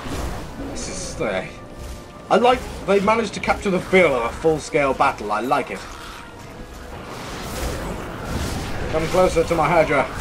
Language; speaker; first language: English; native; English